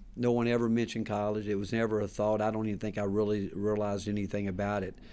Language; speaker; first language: English; native; English